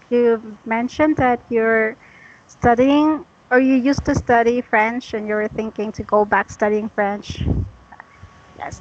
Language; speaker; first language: English; non-native, fluent; Cebuano